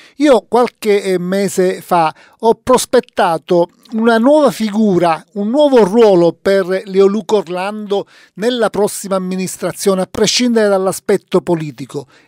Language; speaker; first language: Italian; native; Italian